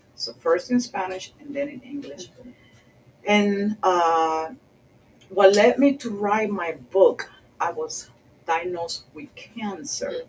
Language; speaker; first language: English; early bilingual, other home language; Spanish